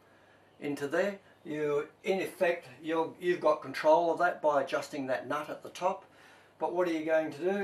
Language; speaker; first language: English; native; English